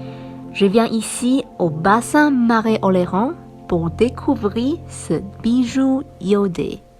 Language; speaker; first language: French; non-native, fluent; Chinese